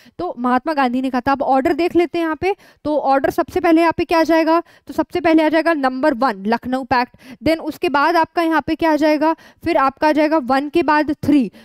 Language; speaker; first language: Hindi; native; Hindi